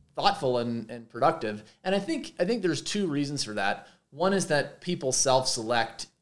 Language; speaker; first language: English; native; English